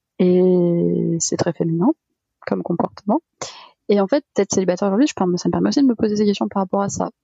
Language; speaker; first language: French; early bilingual, other home language; Malagasy